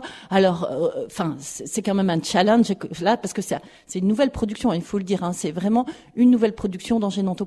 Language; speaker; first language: French; native; French